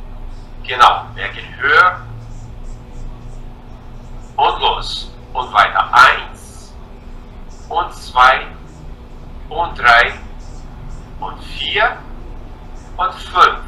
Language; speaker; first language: German; non-native, fluent; Portuguese